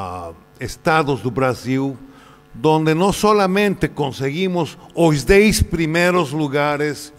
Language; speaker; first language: Portuguese; non-native, learner; Spanish